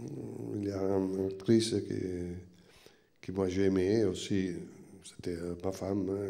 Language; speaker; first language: French; non-native, fluent; Italian